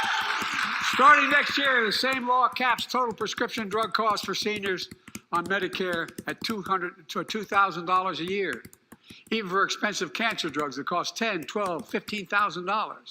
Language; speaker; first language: English; native; English